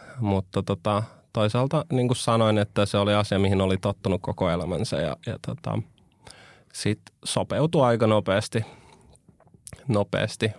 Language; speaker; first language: Finnish; early bilingual, other home language; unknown